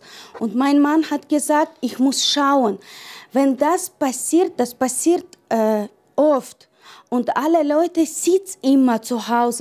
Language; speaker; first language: German; non-native, learner; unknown